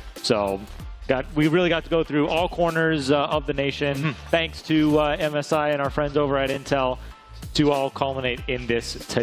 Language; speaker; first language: English; native; English